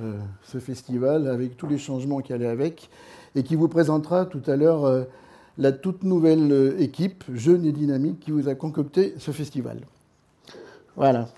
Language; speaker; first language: French; native; French